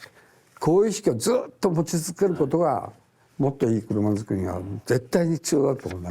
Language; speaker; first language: Japanese; native; Japanese